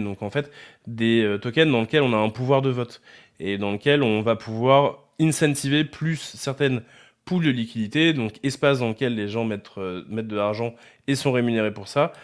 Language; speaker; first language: French; native; French